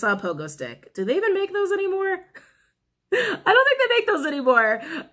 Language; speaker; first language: English; native; English